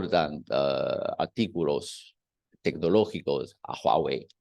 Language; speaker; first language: Spanish; non-native, fluent; Chinese